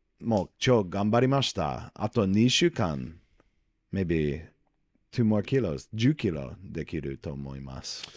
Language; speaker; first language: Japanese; non-native, learner; English